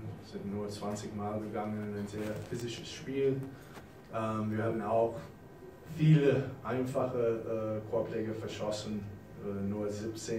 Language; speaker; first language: German; non-native, fluent; English